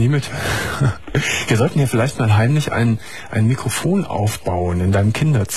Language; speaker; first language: German; native; German